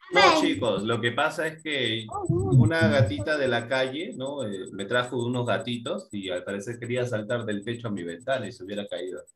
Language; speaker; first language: Spanish; native; Spanish